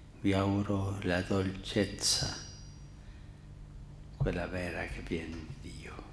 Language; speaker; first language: Italian; non-native, fluent; Spanish